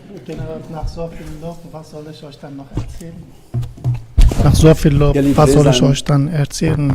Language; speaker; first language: German; non-native, fluent; Kurdish